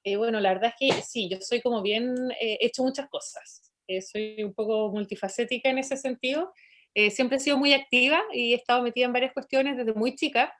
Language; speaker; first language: Spanish; native; Spanish